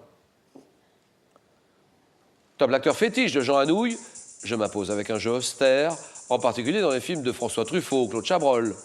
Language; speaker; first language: French; native; French